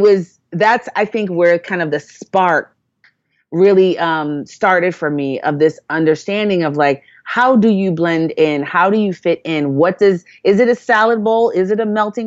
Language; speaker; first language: English; native; English